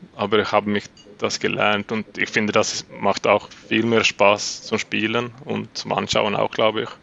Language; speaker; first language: German; non-native, learner; Swedish